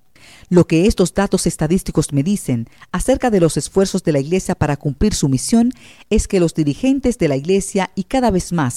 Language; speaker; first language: Spanish; native; Spanish